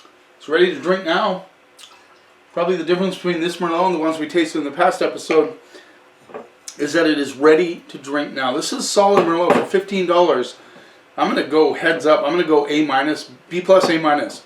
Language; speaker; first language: English; native; English